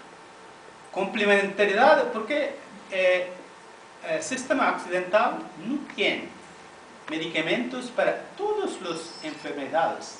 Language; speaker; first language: Spanish; non-native, fluent; Tamil